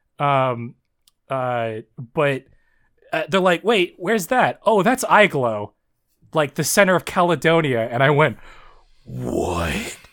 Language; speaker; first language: English; native; English